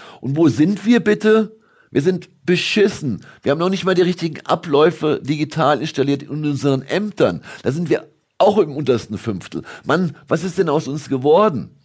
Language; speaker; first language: German; native; German